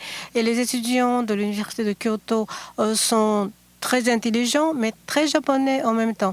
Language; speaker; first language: French; non-native, fluent; Japanese